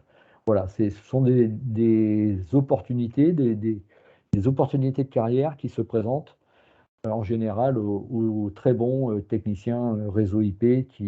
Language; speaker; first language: French; native; French